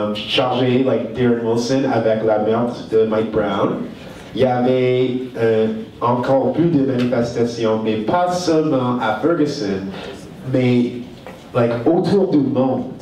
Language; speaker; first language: French; non-native, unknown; English